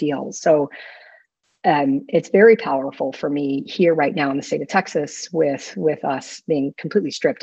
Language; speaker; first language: English; native; English